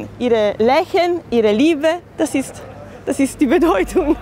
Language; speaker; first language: German; non-native, learner; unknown